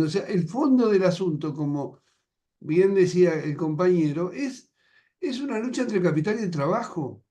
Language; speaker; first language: Spanish; native; Spanish